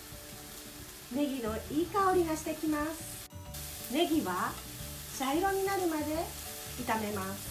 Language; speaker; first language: Japanese; native; Japanese